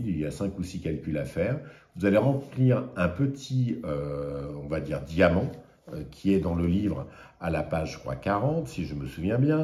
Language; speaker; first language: French; native; French